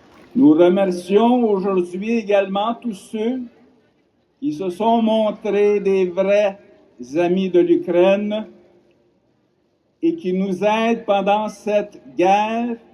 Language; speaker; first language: French; non-native, local second language; Ukrainian